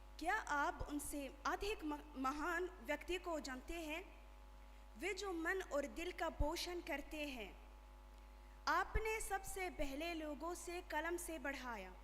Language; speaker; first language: Hindi; non-native, learner; Arabic